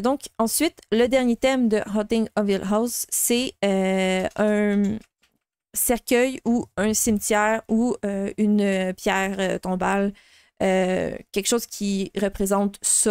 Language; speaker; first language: French; native; French